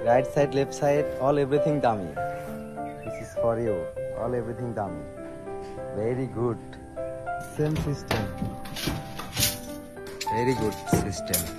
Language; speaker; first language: English; non-native, learner; Bangla